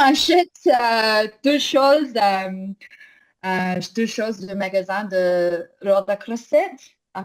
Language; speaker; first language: French; non-native, learner; English